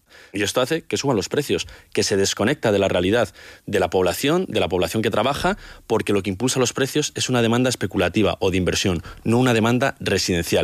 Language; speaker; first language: Spanish; native; Spanish